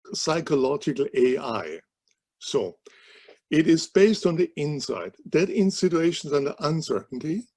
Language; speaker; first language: English; non-native, fluent; German